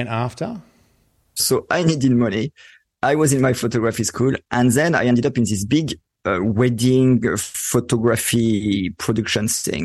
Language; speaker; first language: English; non-native, fluent; French